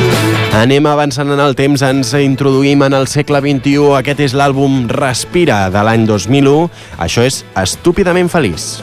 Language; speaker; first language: Catalan; native; Catalan